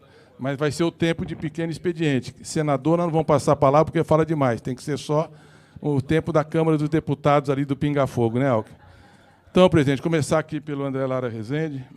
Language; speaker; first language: Portuguese; native; Portuguese